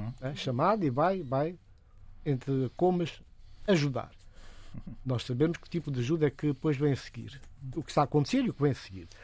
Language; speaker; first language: Portuguese; non-native, local second language; Upper Guinea Crioulo